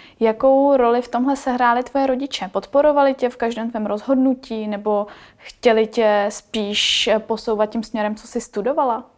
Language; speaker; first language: Czech; native; Czech